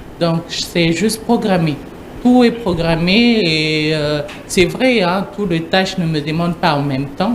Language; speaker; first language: French; non-native, local second language; Lingala